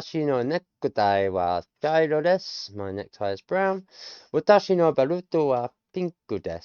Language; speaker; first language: Japanese; non-native, learner; English